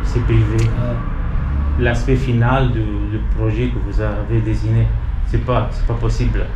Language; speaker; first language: French; non-native, fluent; Romanian